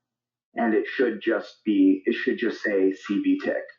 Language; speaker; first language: English; native; English